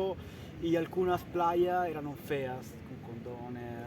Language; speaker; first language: Spanish; non-native, fluent; Italian